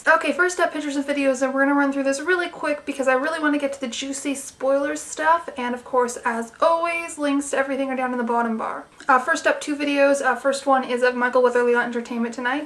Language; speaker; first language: English; native; English